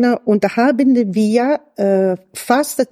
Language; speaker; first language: German; non-native, fluent; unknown